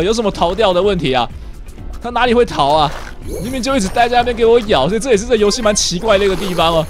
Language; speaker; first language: Chinese; native; Chinese